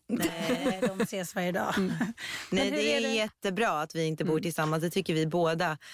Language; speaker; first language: Swedish; early bilingual, other home language; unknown